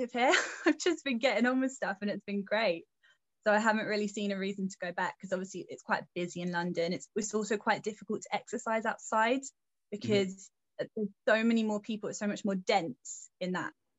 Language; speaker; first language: English; native; English